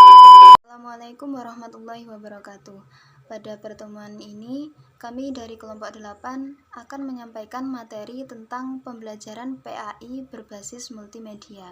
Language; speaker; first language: Indonesian; native; Indonesian